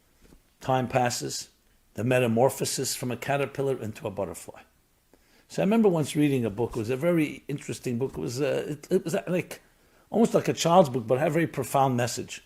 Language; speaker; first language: English; native; English